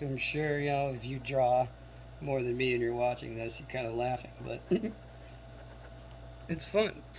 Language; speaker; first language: English; native; English